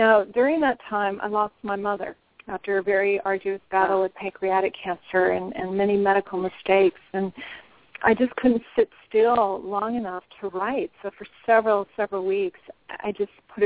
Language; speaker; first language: English; native; English